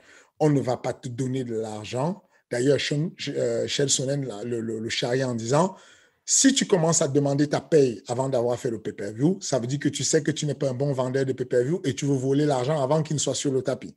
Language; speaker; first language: French; native; French